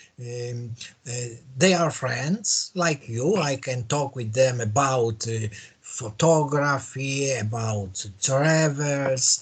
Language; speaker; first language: English; non-native, learner; Polish